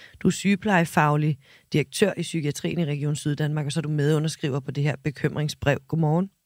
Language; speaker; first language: Danish; native; Danish